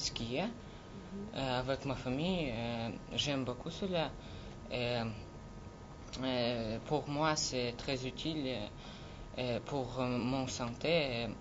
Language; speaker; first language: French; non-native, learner; Russian